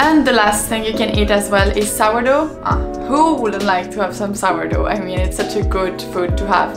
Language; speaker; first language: English; non-native, fluent; French